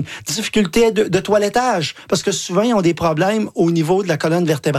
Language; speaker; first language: French; native; French